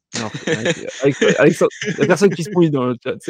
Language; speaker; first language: French; native; French